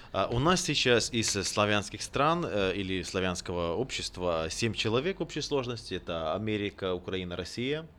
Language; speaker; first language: Russian; native; Russian